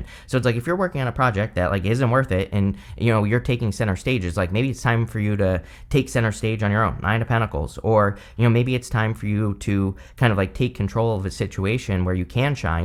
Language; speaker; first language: English; native; English